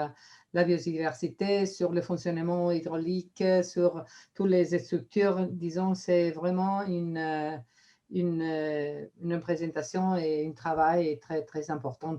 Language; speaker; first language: French; non-native, fluent; Spanish